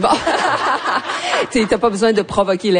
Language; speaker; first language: French; native; French